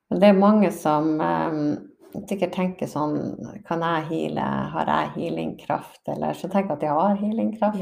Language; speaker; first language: Norwegian; native; Norwegian